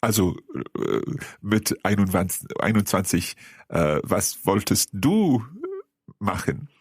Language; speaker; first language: German; non-native, fluent; English